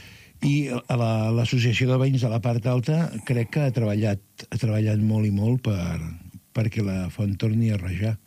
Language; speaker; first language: Catalan; native; Catalan